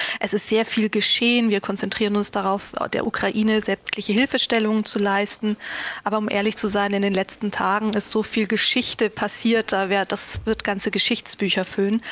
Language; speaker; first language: German; native; German